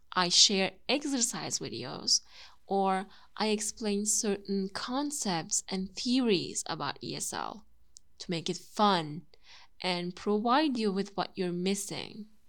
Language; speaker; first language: English; non-native, fluent; Turkish